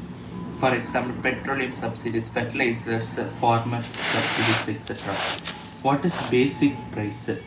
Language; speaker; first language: English; non-native, local second language; Tamil